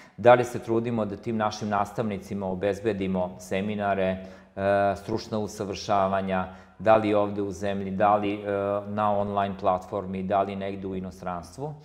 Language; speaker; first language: Croatian; non-native, local second language; Slovak